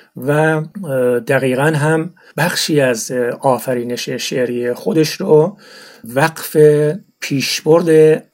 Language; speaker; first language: Persian; non-native, local second language; Turkmen